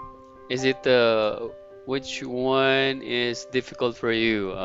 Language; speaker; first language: English; non-native, fluent; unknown